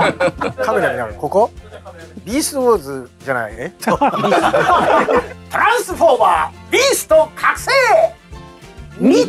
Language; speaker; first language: Japanese; native; Japanese